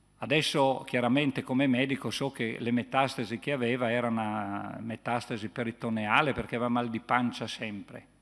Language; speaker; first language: Italian; native; Italian